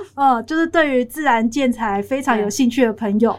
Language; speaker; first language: Chinese; native; Chinese